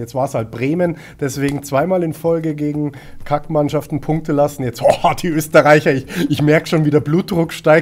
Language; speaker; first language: German; native; German